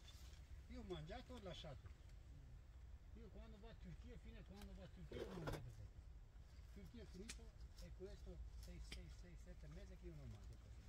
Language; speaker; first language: Italian; non-native, learner; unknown